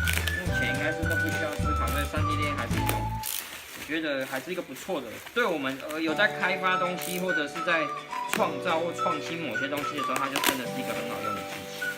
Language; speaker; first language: Chinese; native; Chinese